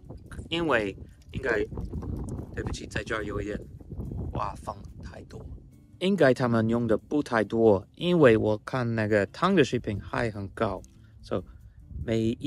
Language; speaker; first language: Chinese; non-native, fluent; English